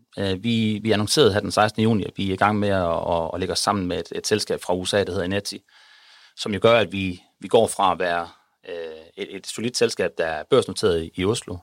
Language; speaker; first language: Danish; native; Danish